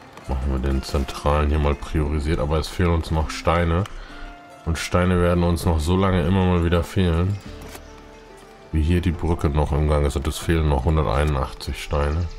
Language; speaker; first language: German; native; German